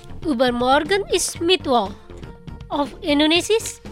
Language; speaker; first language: German; non-native, learner; Indonesian